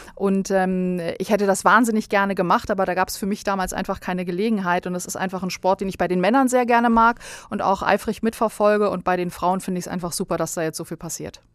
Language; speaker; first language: German; early bilingual, other home language; Bosnian